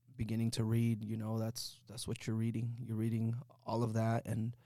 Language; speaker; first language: English; early bilingual, other home language; Spanish